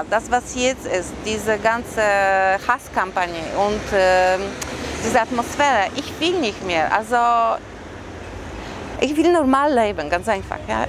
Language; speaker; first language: German; non-native, fluent; Polish